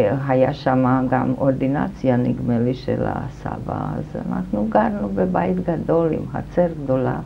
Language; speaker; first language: Hebrew; non-native, fluent; German